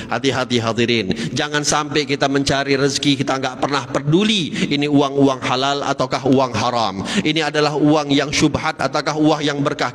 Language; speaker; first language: Malay; native; Malay